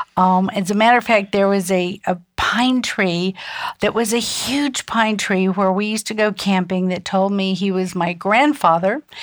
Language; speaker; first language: English; early bilingual, other home language; German